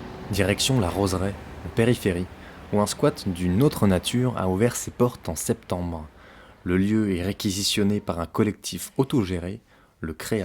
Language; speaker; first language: French; native; French